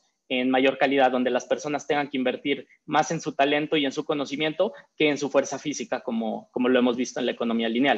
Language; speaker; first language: Spanish; native; Spanish